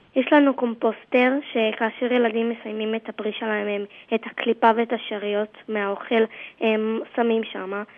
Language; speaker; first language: Hebrew; native; Hebrew